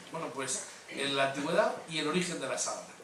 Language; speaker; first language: Spanish; native; Spanish